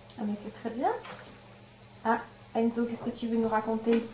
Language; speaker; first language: French; native; French